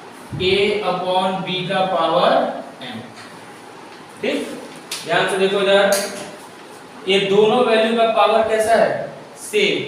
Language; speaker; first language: Hindi; native; Hindi